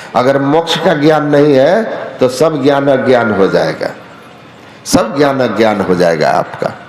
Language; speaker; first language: Hindi; native; Hindi